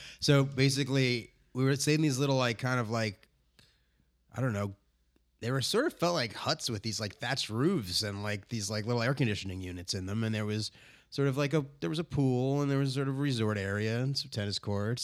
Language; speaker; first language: English; native; English